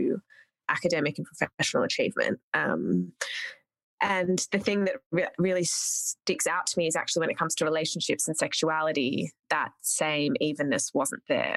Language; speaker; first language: English; native; English